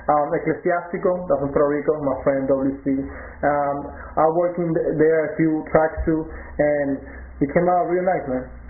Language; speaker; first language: English; non-native, local second language; Spanish